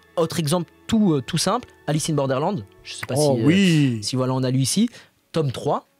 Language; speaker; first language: French; native; French